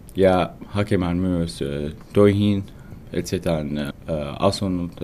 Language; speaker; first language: Finnish; non-native, learner; Arabic